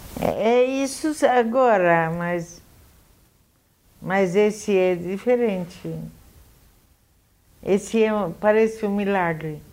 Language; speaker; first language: Portuguese; non-native, fluent; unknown